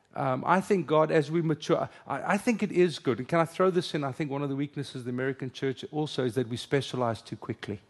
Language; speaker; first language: English; non-native, local second language; Afrikaans